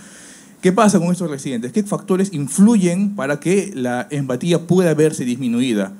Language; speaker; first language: Spanish; native; Spanish